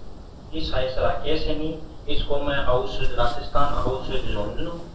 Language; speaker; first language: German; non-native, learner; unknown